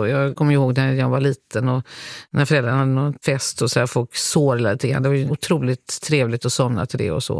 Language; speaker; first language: Swedish; native; Swedish